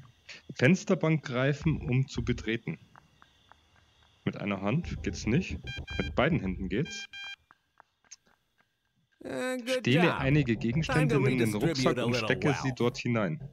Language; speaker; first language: German; native; German